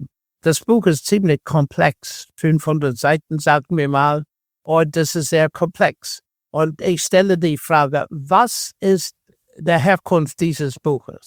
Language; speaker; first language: German; non-native, fluent; English